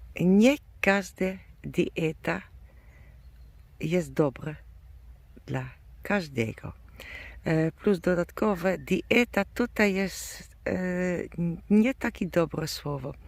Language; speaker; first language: Polish; non-native, learner; German